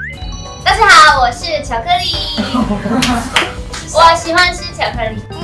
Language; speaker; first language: Chinese; non-native, learner; Thai